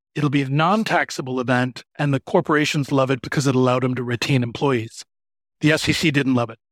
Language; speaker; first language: English; native; English